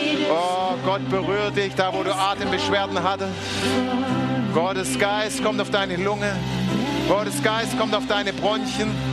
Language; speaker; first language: German; native; German